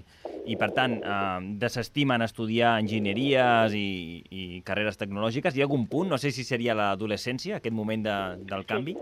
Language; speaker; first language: Catalan; native; Catalan